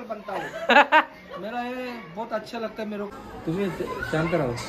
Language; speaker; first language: Hindi; non-native, local second language; Marathi